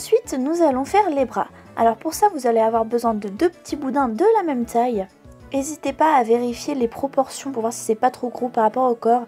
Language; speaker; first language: French; native; French